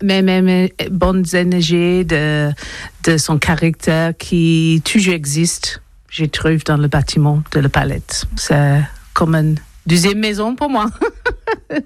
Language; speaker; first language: French; non-native, learner; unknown